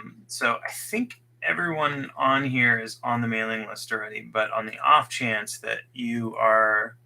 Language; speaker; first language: English; native; English